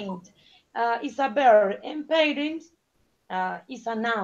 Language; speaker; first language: English; non-native, learner; Spanish